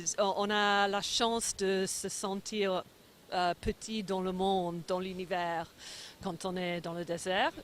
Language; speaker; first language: French; non-native, fluent; English